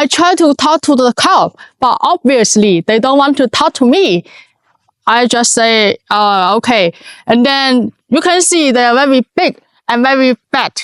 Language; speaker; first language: English; non-native, learner; Chinese